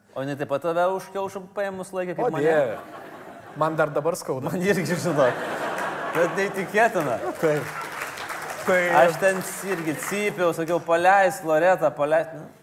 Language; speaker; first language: Lithuanian; native; Lithuanian